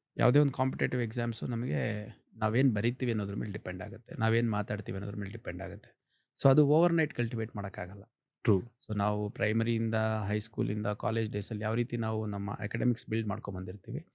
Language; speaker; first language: Kannada; native; Kannada